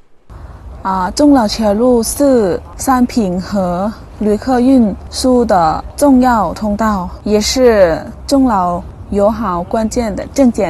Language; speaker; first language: Chinese; non-native, learner; Lao